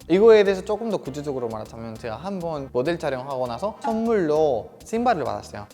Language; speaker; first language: Korean; non-native, fluent; Spanish